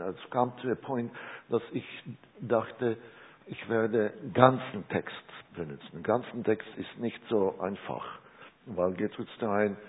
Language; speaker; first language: German; non-native, learner; Czech